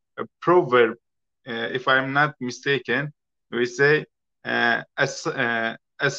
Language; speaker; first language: English; non-native, fluent; Persian